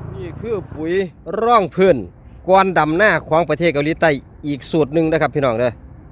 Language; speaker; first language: Thai; non-native, local second language; Northeastern Thai